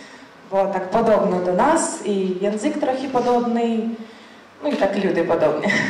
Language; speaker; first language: Polish; non-native, learner; Ukrainian